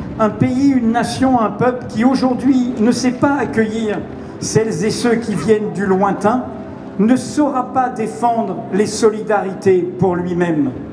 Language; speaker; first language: French; native; French